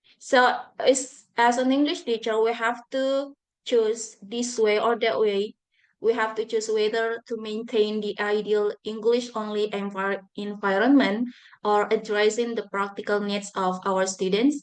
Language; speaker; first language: English; non-native, fluent; Buginese